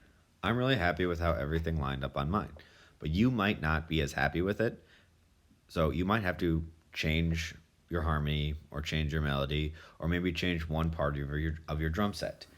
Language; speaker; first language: English; native; English